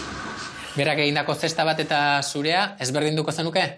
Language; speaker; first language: Basque; native; Basque